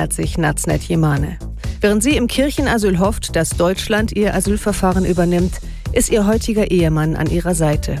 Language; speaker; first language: German; native; German